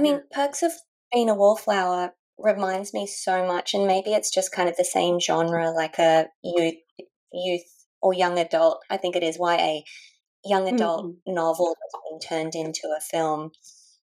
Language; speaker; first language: English; native; English